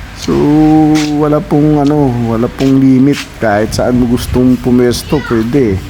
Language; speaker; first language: Filipino; non-native, local second language; Kinaray-a